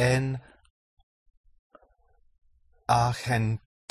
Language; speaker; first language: Spanish; non-native, learner; English